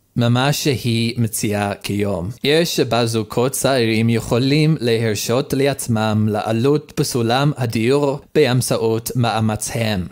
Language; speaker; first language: Hebrew; non-native, learner; English